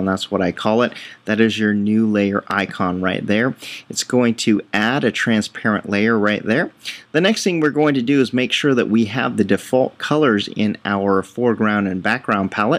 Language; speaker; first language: English; native; English